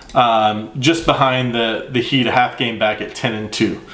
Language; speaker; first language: English; native; English